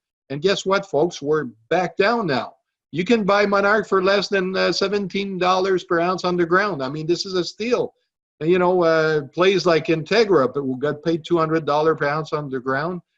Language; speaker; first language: English; non-native, local second language; French